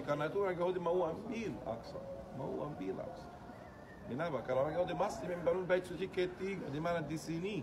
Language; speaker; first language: Indonesian; non-native, fluent; Arabic